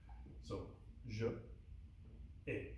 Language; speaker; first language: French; non-native, learner; English